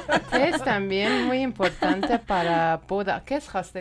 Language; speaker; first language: Spanish; non-native, fluent; Persian